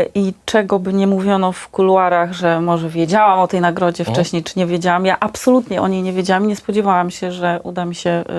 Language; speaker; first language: Polish; native; Polish